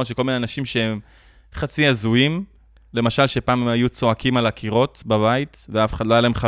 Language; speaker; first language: Hebrew; native; Hebrew